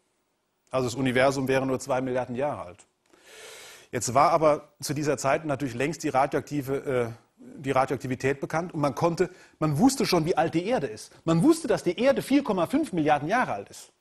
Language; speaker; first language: German; native; German